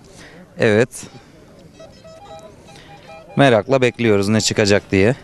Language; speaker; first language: Turkish; native; Turkish